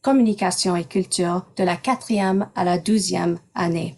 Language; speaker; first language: French; non-native, local second language; English